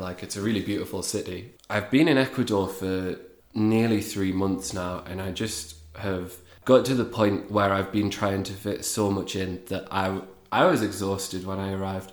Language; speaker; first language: English; native; English